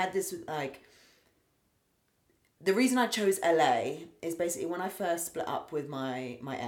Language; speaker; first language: English; native; English